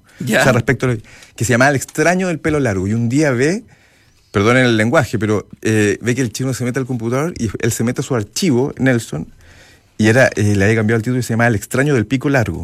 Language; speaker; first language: Spanish; native; Spanish